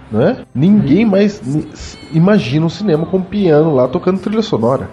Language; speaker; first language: Portuguese; native; Portuguese